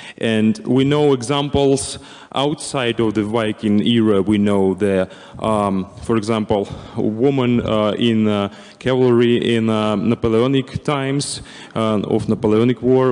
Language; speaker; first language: English; non-native, fluent; Russian